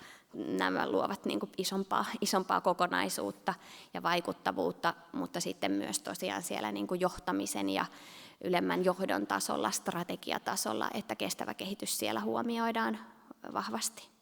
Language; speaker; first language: Finnish; native; Finnish